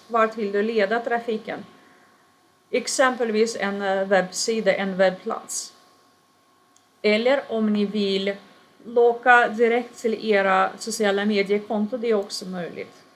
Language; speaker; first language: Swedish; non-native, fluent; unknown